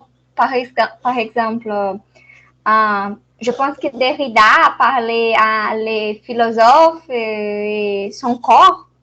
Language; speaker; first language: French; non-native, learner; Portuguese